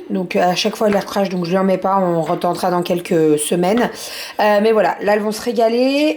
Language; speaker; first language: French; native; French